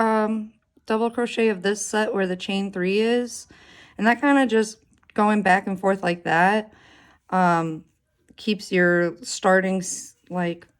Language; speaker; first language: English; native; English